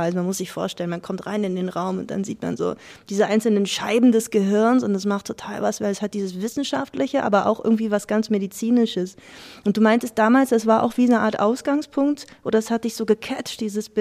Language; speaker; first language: German; native; German